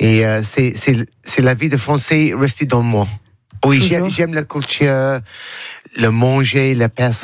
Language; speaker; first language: French; non-native, learner; English